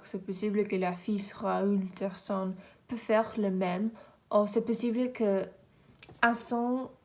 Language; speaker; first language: French; non-native, learner; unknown